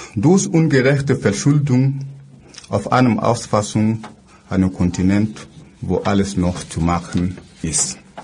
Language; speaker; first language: German; non-native, fluent; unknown